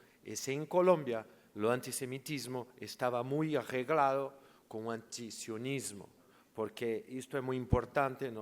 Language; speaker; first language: Spanish; non-native, learner; Portuguese